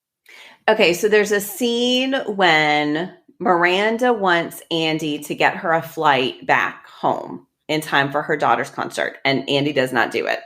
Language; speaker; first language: English; native; English